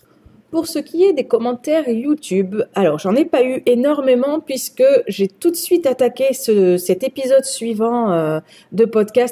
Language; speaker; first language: French; native; French